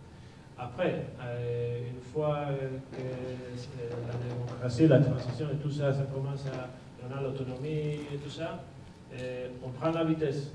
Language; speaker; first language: French; non-native, fluent; Basque